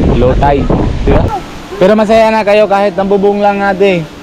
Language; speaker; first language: Filipino; non-native, learner; Punjabi